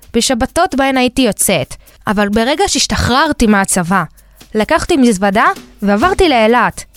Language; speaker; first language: Hebrew; early bilingual, other home language; Spanish